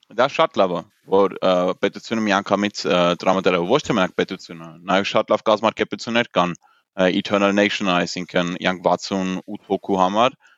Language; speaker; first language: Armenian; early bilingual, heritage; Armenian